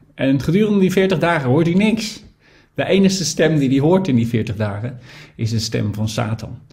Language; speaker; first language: Dutch; native; Dutch